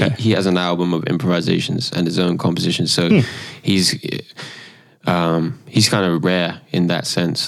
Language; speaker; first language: English; native; English